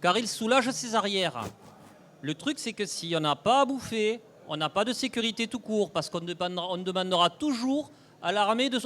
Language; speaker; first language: French; native; French